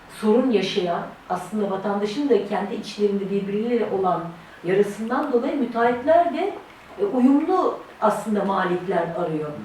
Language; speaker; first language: Turkish; native; Turkish